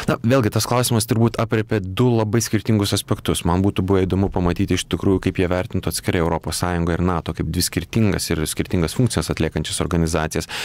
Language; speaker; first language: Lithuanian; native; Lithuanian